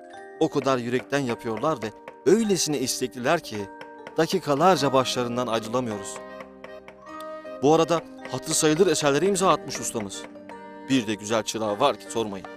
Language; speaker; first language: Turkish; native; Turkish